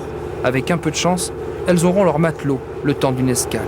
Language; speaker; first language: French; native; French